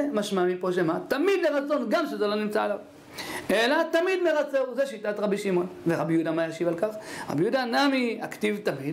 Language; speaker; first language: Hebrew; native; Hebrew